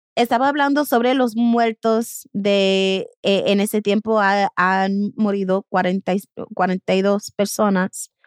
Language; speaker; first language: Spanish; early bilingual, heritage; Spanish